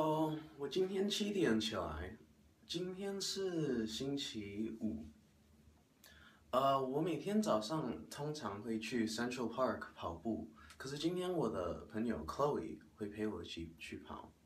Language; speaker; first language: Chinese; non-native, learner; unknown